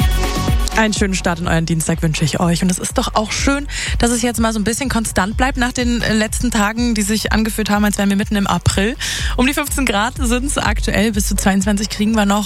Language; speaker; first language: German; native; German